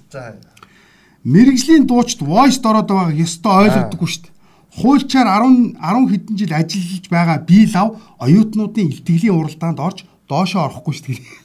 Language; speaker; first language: Mongolian; native; Mongolian